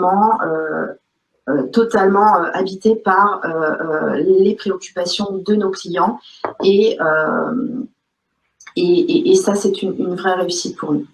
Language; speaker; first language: French; native; French